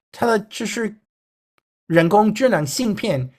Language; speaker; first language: Chinese; non-native, fluent; English